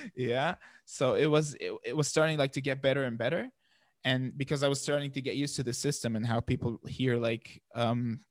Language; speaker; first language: English; non-native, fluent; Arabic